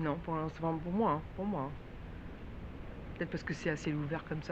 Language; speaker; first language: French; native; French